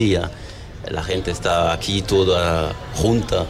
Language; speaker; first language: Spanish; non-native, learner; French